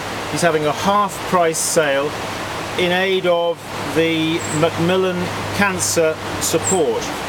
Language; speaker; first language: English; native; English